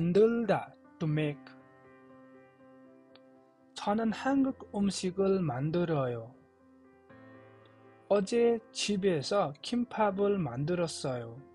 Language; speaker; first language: Korean; non-native, fluent; Nepali